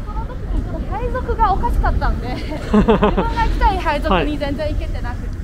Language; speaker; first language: Japanese; non-native, fluent; Chinese